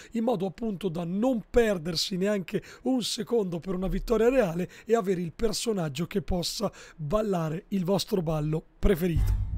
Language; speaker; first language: Italian; native; Italian